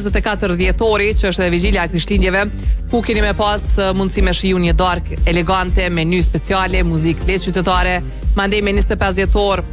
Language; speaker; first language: Albanian; native; Albanian